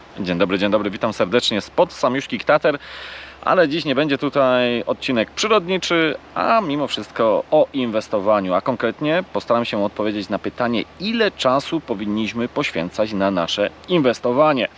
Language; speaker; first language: Polish; native; Polish